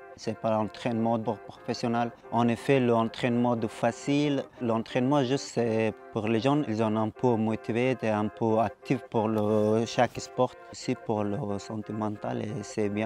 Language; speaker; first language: French; non-native, learner; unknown